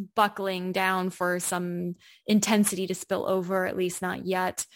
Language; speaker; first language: English; native; English